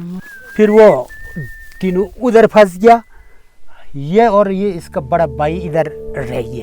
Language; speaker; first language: Hindi; non-native, local second language; Balti